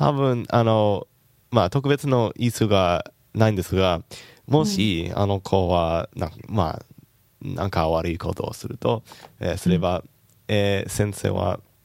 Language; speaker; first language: Japanese; non-native, learner; English